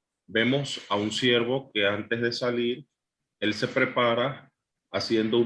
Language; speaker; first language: Spanish; native; Spanish